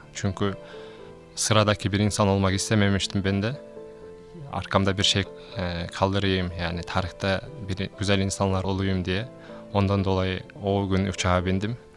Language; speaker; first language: Turkish; non-native, learner; Kyrgyz